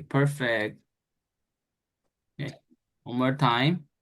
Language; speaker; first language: English; non-native, fluent; Korean